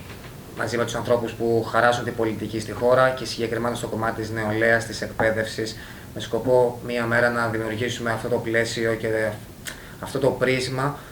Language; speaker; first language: Greek; native; Greek